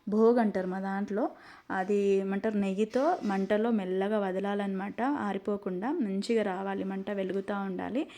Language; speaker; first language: Telugu; non-native, local second language; Lambadi